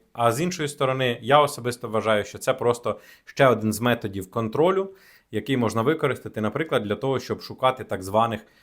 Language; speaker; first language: Ukrainian; native; Ukrainian